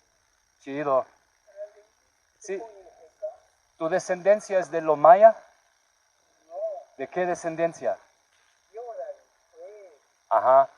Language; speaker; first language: Spanish; non-native, learner; English